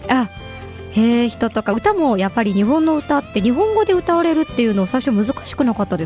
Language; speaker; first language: Japanese; native; Japanese